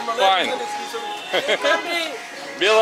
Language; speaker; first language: English; non-native, learner; Russian